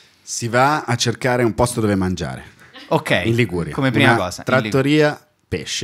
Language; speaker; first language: Italian; native; Italian